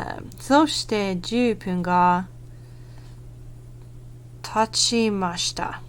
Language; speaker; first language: Japanese; non-native, learner; English